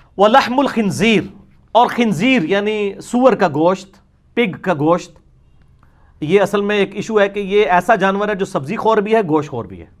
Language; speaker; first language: Urdu; non-native, local second language; Punjabi